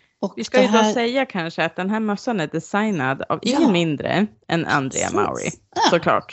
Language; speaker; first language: Swedish; native; Swedish